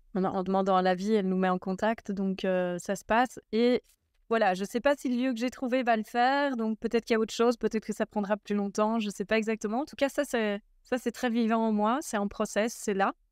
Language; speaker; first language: French; native; French